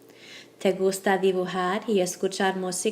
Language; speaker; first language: Spanish; non-native, fluent; English